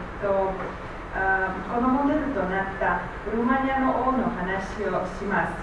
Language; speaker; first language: Japanese; non-native, learner; Romanian